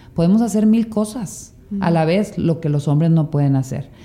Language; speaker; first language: Spanish; native; Spanish